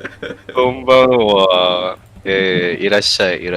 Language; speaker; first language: Japanese; non-native, learner; Malay